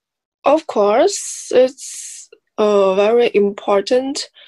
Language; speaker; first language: English; non-native, learner; Chinese